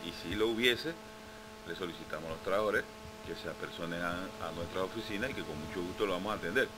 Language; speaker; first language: Spanish; native; Spanish